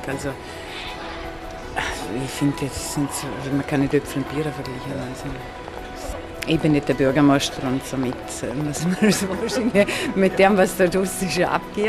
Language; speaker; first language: German; native; German